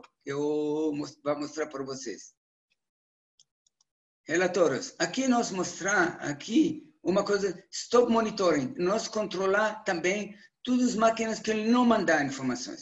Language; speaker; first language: Portuguese; non-native, learner; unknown